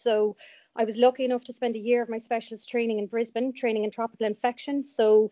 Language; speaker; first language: English; native; English